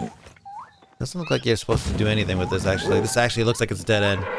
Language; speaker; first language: English; native; English